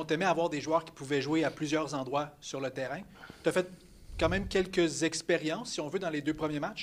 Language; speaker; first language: French; native; French